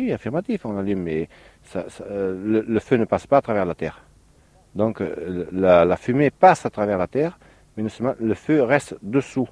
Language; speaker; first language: French; native; French